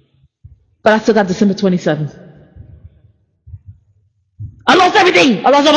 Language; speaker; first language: English; native; English